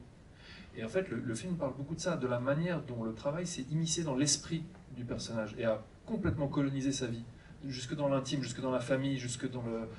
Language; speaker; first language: French; native; French